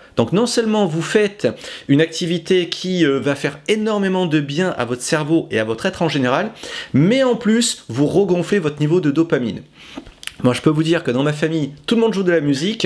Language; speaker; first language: French; native; French